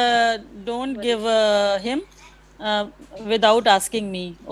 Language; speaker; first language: English; non-native, learner; Hindi